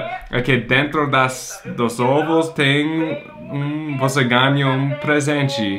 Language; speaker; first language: Portuguese; non-native, fluent; English